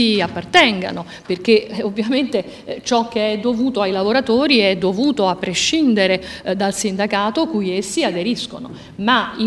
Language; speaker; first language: Italian; native; Italian